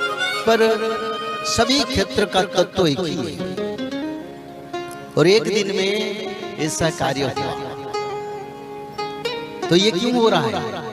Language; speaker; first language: Hindi; non-native, local second language; Odia